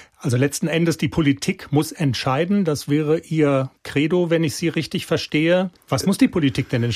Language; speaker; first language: German; native; German